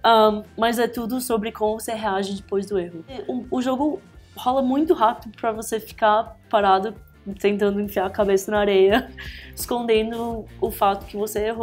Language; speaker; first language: Portuguese; early bilingual, heritage; English